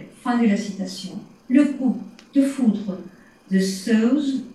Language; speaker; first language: French; native; French